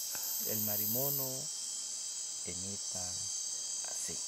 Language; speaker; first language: Spanish; non-native, local second language; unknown